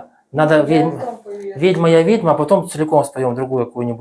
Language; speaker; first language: Russian; native; Russian